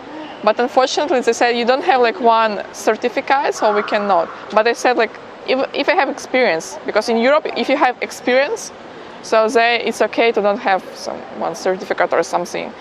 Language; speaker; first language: English; non-native, fluent; Ukrainian